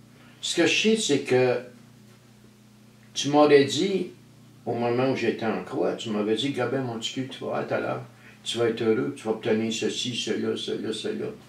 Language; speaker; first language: French; native; French